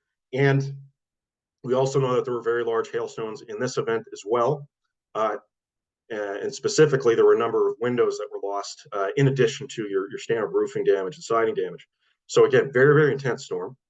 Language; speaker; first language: English; native; English